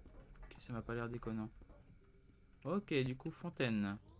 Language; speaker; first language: French; native; French